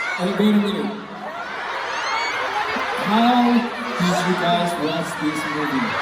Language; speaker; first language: English; non-native, learner; Korean